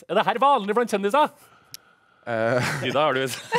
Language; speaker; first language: Norwegian; native; Norwegian